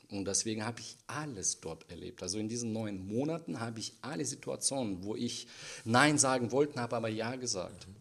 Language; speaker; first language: German; non-native, fluent; Russian